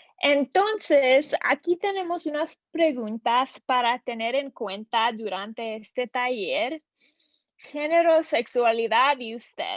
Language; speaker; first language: Spanish; non-native, learner; English